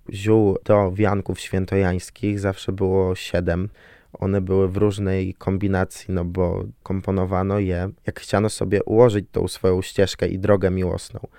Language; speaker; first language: Polish; native; Polish